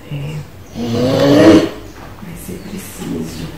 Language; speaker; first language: Portuguese; native; Portuguese